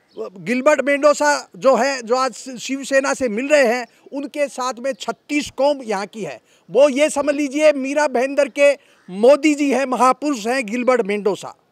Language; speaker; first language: Hindi; native; Hindi